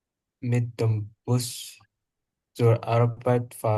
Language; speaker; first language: German; non-native, learner; Indonesian